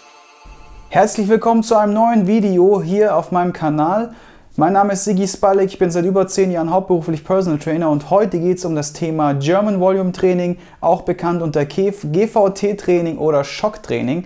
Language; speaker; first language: German; native; German